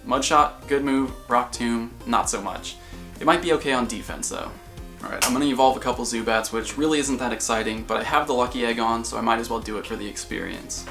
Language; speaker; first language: English; native; English